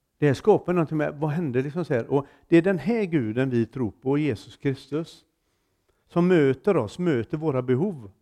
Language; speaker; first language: Swedish; native; Swedish